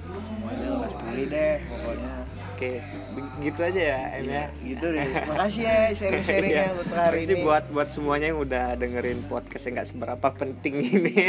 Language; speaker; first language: Indonesian; native; Indonesian